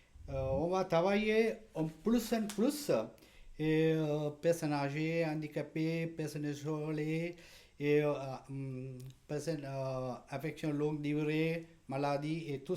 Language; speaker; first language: French; non-native, learner; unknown